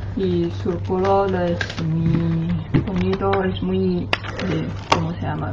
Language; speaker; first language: Spanish; non-native, learner; Chinese